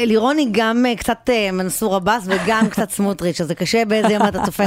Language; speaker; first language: Hebrew; native; Hebrew